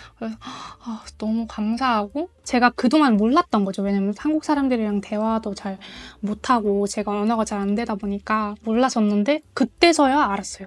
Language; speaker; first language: Korean; non-native, fluent; Mongolian